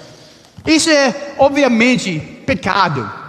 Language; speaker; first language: Portuguese; non-native, learner; English